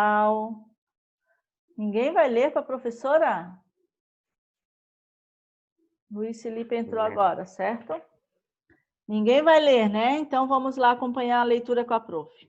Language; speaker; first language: Portuguese; native; Portuguese